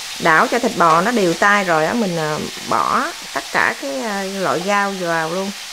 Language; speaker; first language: Vietnamese; native; Vietnamese